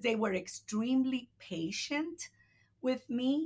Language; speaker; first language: English; non-native, fluent; Spanish